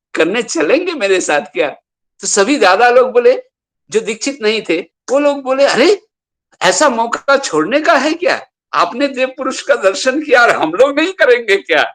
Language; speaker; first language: Hindi; non-native, local second language; Bangla